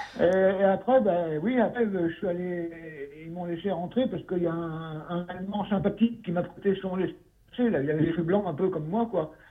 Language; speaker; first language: French; native; French